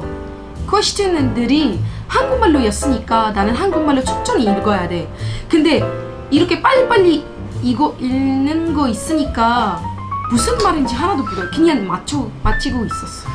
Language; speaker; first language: Korean; non-native, fluent; Arabic